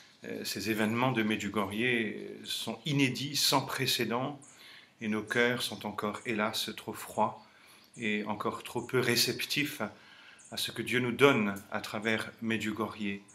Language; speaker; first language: French; native; French